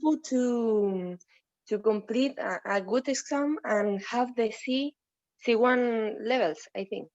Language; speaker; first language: English; non-native, learner; Spanish